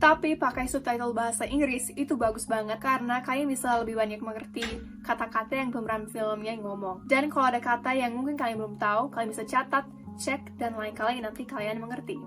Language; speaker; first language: Indonesian; non-native, fluent; English